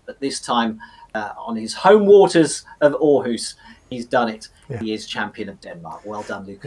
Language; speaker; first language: English; native; English